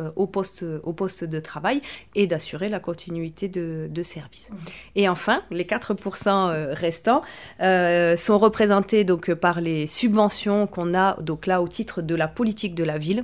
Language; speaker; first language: French; native; French